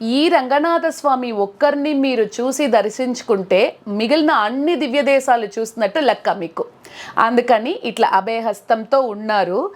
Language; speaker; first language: Telugu; non-native, local second language; Tamil